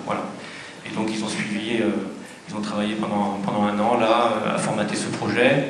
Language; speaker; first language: French; native; French